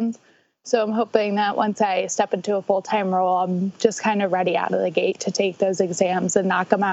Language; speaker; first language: English; native; English